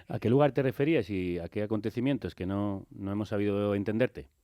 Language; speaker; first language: Spanish; native; Spanish